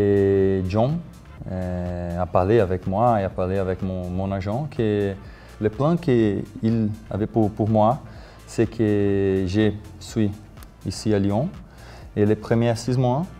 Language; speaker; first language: French; non-native, learner; Portuguese